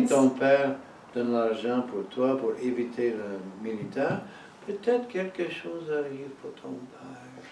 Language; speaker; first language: French; non-native, learner; English